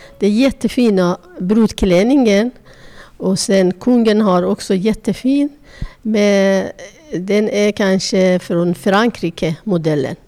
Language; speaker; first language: Swedish; non-native, learner; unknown